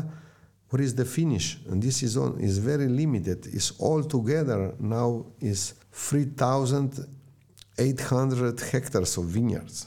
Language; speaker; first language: English; non-native, learner; Slovenian